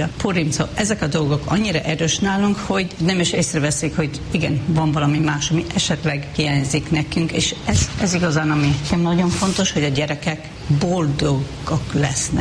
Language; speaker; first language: Hungarian; non-native, fluent; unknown